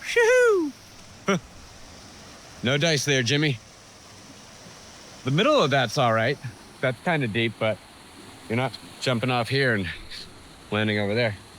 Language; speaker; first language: English; native; English